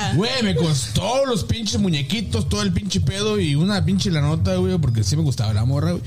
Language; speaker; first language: Spanish; native; Spanish